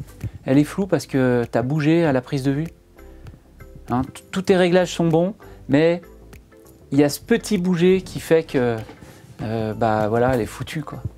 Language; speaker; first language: French; native; French